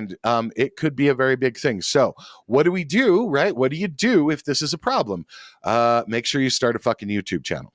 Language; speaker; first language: English; native; English